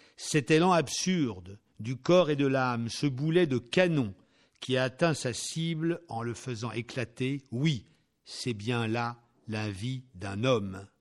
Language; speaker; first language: French; native; French